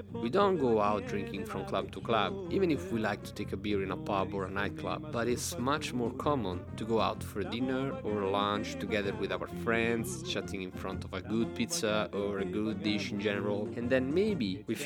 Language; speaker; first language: English; non-native, fluent; Italian